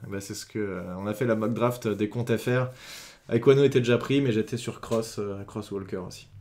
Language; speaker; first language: French; native; French